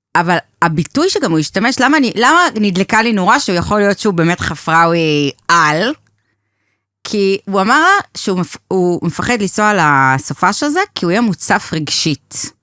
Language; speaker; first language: Hebrew; native; Hebrew